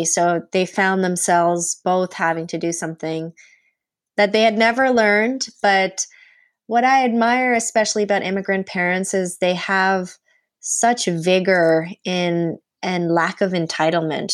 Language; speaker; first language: English; non-native, fluent; Punjabi